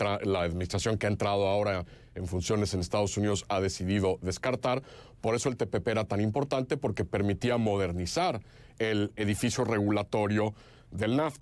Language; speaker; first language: Spanish; native; Spanish